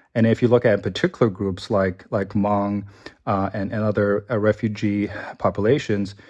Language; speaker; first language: English; early bilingual, other home language; Chinese